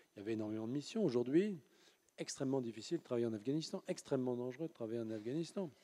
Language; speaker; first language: French; native; French